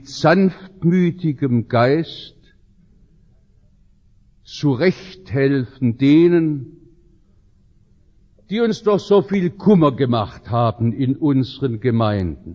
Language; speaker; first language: German; native; German